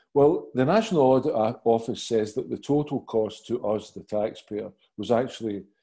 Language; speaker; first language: English; native; English